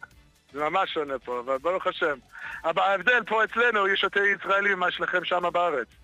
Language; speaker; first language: Hebrew; non-native, fluent; English